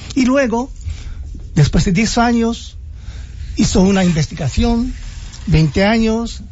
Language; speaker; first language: Spanish; non-native, fluent; Japanese